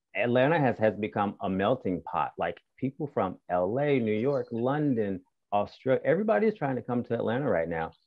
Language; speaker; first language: English; native; English